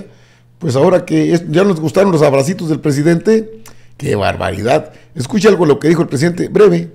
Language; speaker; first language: Spanish; native; Spanish